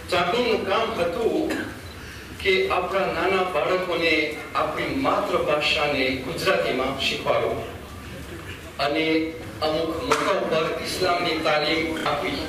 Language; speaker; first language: Gujarati; early bilingual, heritage; Gujarati